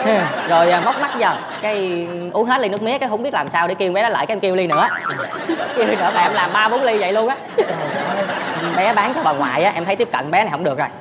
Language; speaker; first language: Vietnamese; native; Vietnamese